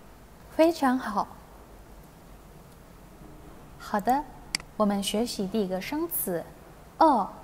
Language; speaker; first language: Chinese; non-native, fluent; Indonesian